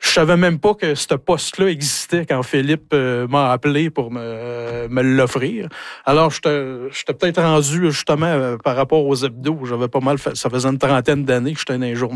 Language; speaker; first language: French; native; French